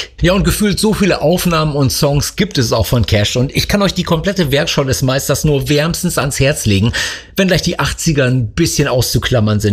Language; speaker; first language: German; native; German